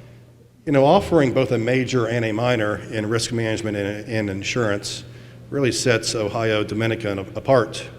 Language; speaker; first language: English; native; English